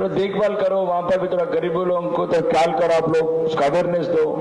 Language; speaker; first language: Hindi; non-native, local second language; Telugu